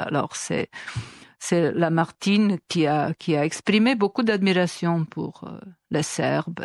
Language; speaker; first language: French; non-native, fluent; Serbian